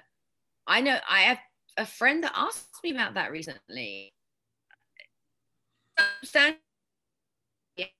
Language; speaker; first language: English; native; English